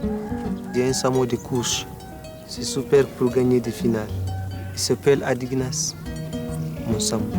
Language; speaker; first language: French; non-native, local second language; Fula